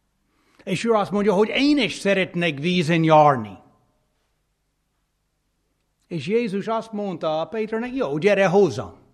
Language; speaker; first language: Hungarian; non-native, fluent; English